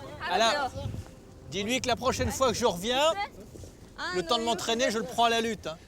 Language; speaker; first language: French; native; French